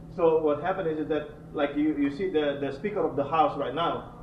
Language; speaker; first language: English; non-native, fluent; Indonesian